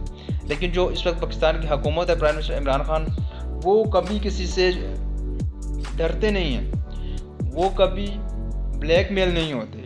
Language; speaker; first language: Hindi; non-native, local second language; Punjabi